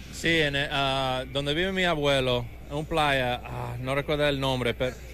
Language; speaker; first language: Spanish; early bilingual, heritage; English